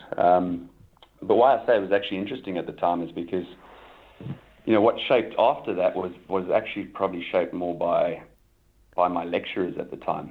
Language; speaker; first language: English; native; English